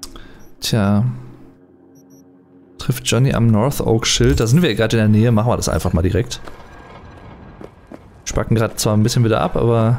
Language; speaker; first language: German; native; German